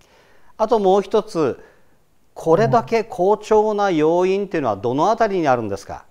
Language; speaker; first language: Japanese; native; Japanese